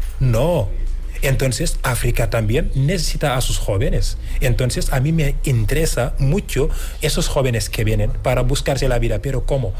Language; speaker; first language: Spanish; non-native, fluent; Wolof